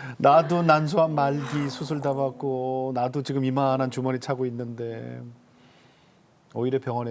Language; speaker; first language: Korean; native; Korean